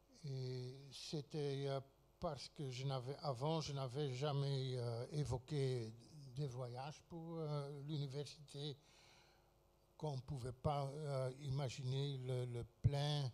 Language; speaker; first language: French; non-native, fluent; Dutch